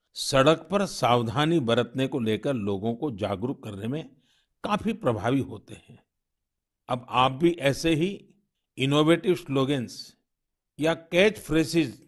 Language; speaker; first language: Hindi; non-native, local second language; Gujarati